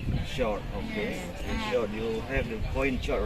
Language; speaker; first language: English; non-native, learner; Indonesian